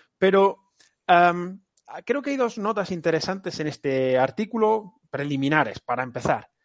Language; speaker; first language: Spanish; native; Spanish